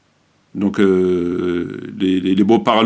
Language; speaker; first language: French; native; French